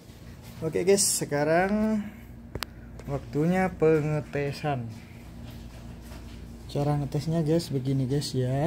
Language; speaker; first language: Indonesian; native; Indonesian